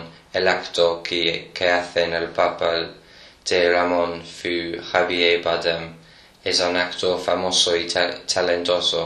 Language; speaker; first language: Spanish; non-native, learner; English